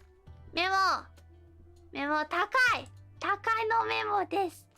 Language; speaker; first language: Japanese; non-native, learner; English